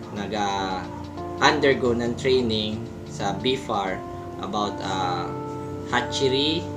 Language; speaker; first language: Filipino; non-native, local second language; Bikol